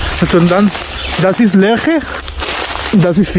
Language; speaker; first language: German; non-native, learner; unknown